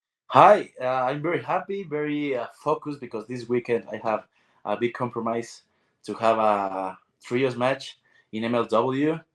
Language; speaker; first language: English; non-native, learner; Spanish